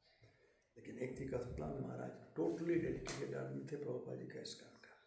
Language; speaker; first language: Hindi; native; Hindi